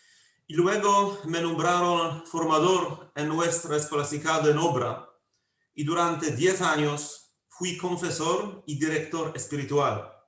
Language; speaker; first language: Spanish; non-native, fluent; Polish